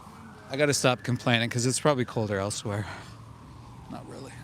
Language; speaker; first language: English; native; English